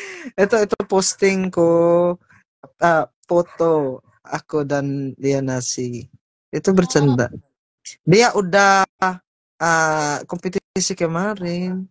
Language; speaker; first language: Indonesian; non-native, learner; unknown